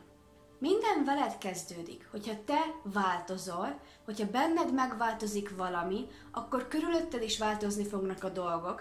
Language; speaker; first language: Hungarian; native; Hungarian